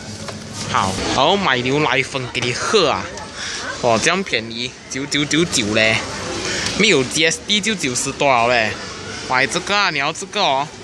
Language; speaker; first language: Chinese; native; Chinese